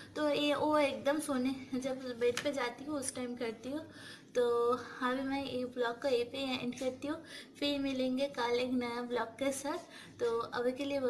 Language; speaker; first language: Hindi; non-native, local second language; Bangla